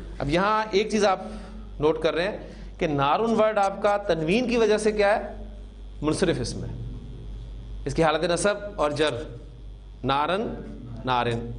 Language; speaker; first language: Urdu; native; Urdu